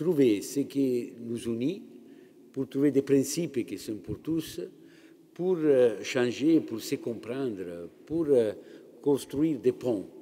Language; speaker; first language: French; non-native, fluent; Italian